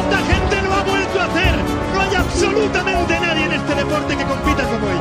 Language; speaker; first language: Spanish; native; Spanish